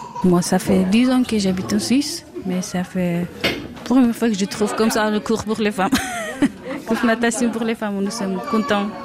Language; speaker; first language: French; non-native, learner; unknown